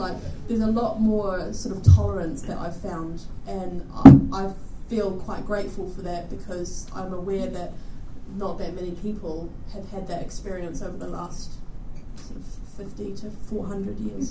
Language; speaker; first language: English; native; English